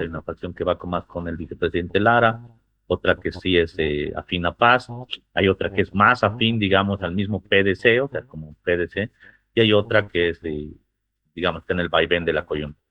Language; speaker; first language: Spanish; native; Spanish